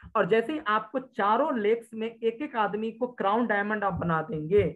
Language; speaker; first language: Hindi; native; Hindi